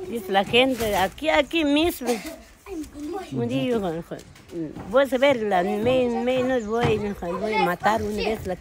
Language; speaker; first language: Spanish; non-native, local second language; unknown